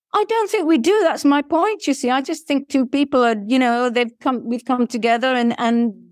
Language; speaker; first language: English; early bilingual, other home language; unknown